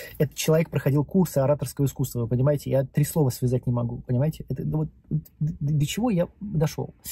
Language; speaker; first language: Russian; native; Russian